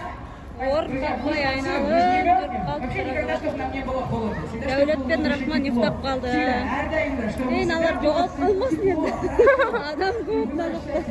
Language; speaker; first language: Kazakh; native; Kazakh